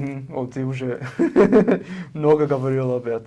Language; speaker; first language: Russian; non-native, fluent; English